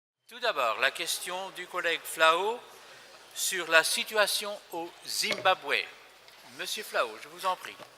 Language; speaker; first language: French; native; French